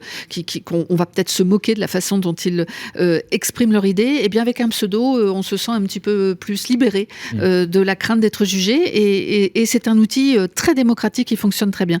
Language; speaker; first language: French; native; French